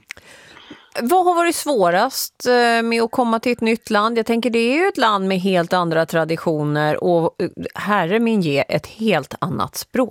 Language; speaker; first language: Swedish; native; Swedish